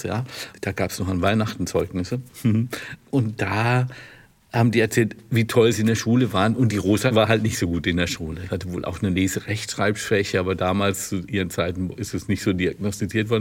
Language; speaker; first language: German; native; German